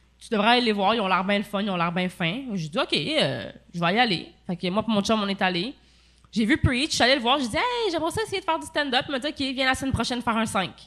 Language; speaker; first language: French; native; French